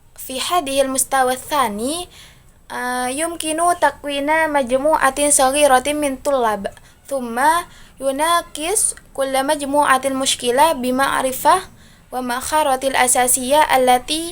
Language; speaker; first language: Arabic; non-native, learner; Indonesian